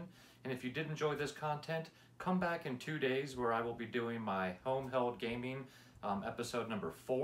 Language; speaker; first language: English; native; English